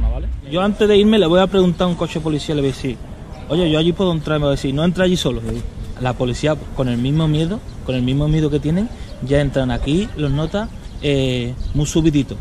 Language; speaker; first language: Spanish; native; Spanish